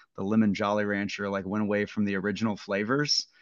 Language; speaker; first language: English; native; English